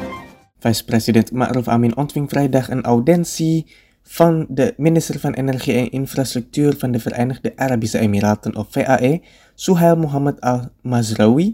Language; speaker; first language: Dutch; non-native, fluent; Indonesian